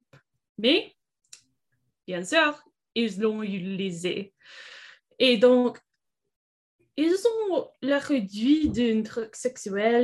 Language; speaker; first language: French; non-native, learner; English